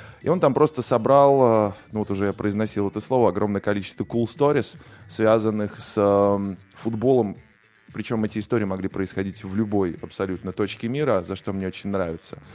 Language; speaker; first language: Russian; native; Russian